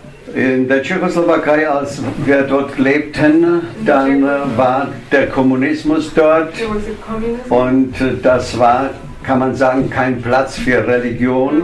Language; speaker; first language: German; non-native, fluent; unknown